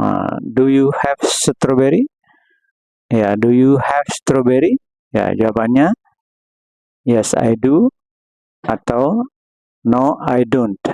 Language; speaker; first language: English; non-native, learner; Indonesian